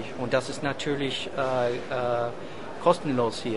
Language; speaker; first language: German; non-native, learner; English